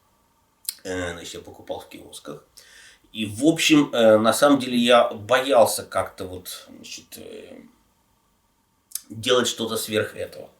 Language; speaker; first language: Russian; native; Russian